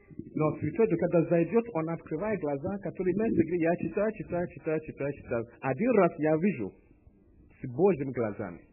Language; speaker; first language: Russian; non-native, learner; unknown